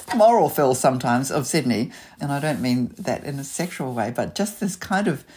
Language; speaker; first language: English; native; English